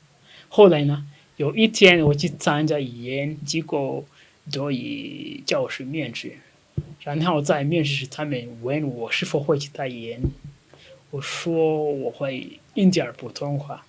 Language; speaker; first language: Chinese; non-native, fluent; Kinyarwanda